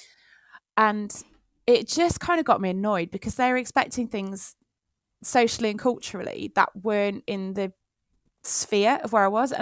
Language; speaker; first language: English; native; English